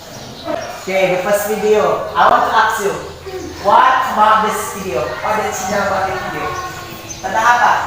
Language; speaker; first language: English; non-native, learner; Indonesian